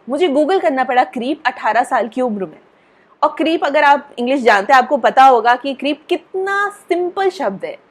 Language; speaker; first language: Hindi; native; Hindi